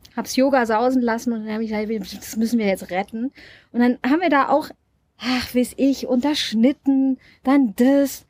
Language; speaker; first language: German; native; German